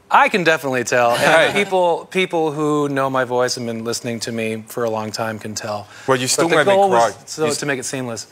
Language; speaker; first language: English; native; English